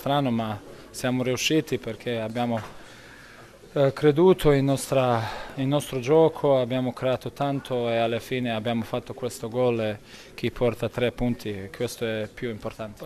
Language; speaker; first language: Italian; non-native, learner; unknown